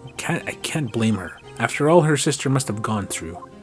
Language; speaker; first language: English; native; English